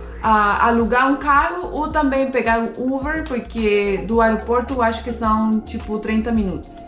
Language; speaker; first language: Portuguese; non-native, fluent; Spanish